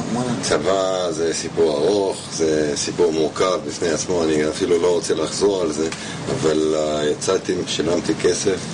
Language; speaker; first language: Hebrew; non-native, fluent; Russian